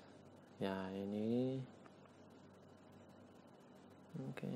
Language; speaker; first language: Indonesian; non-native, learner; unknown